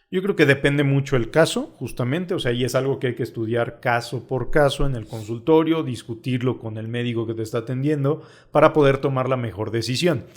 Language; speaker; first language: Spanish; native; Spanish